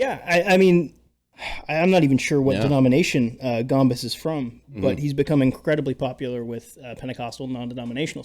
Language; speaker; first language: English; native; English